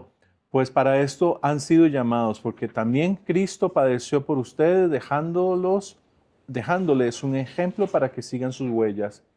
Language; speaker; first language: Spanish; native; Spanish